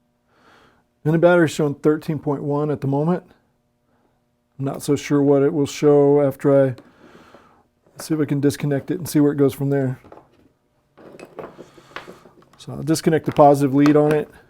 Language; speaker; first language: English; native; English